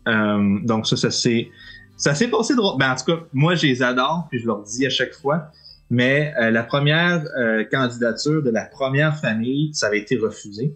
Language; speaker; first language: French; native; French